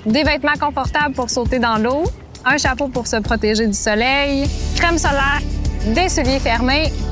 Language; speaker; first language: French; native; French